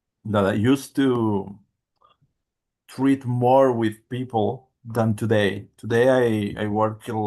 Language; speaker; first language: English; non-native, learner; Spanish